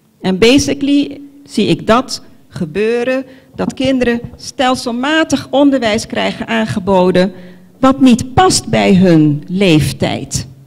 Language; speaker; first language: Dutch; non-native, local second language; Papiamento